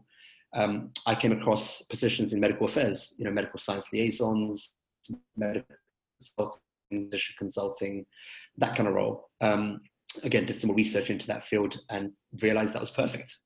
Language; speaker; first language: English; native; English